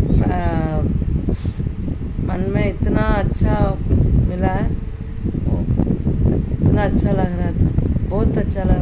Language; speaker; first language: Hindi; non-native, local second language; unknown